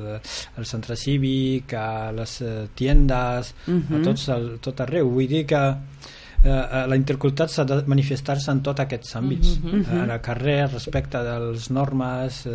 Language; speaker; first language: Catalan; non-native, fluent; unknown